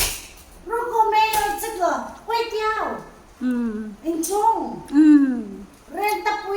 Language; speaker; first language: Chinese; non-native, learner; Filipino